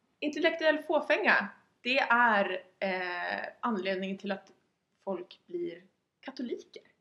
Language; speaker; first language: Swedish; native; Swedish